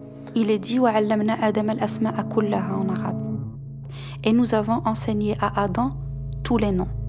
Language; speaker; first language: French; non-native, local second language; Arabic